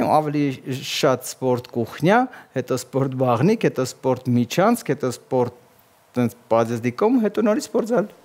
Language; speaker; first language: Armenian; native; Armenian